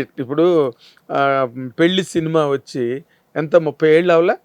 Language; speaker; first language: Telugu; native; Telugu